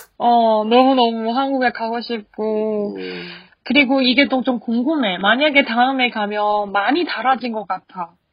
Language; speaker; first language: Korean; non-native, fluent; Chinese